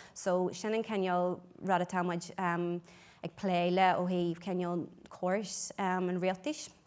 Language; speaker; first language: Irish; non-native, local second language; English